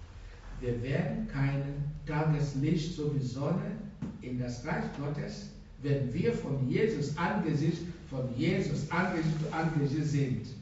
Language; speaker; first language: German; non-native, fluent; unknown